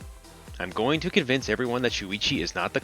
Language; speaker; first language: English; native; English